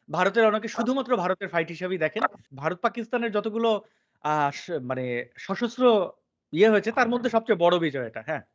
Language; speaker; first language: Bangla; native; Bangla